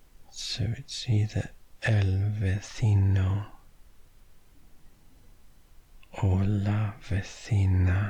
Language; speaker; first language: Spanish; non-native, learner; English